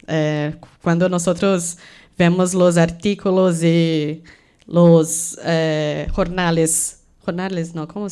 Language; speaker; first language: Spanish; non-native, fluent; Portuguese